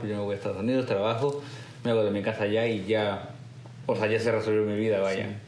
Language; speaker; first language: Spanish; native; Spanish